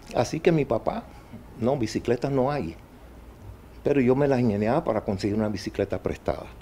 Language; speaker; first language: Spanish; native; Spanish